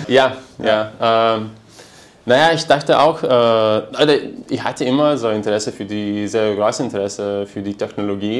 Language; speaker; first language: German; non-native, learner; Lithuanian